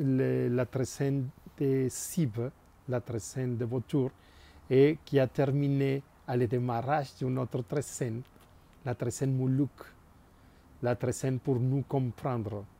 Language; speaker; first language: French; non-native, fluent; Spanish